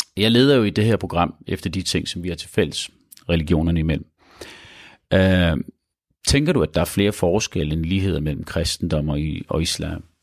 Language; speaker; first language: Danish; early bilingual, other home language; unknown